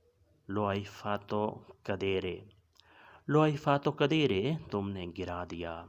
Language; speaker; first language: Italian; non-native, learner; Urdu